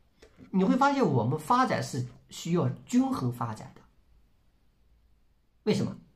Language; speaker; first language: Chinese; native; Chinese